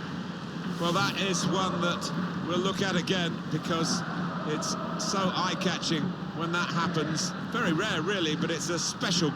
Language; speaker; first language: English; native; English